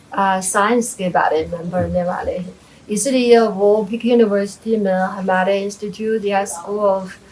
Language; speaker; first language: Hindi; non-native, fluent; Chinese